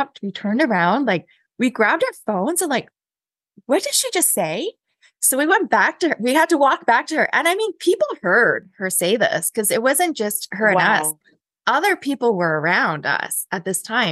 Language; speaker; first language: English; native; English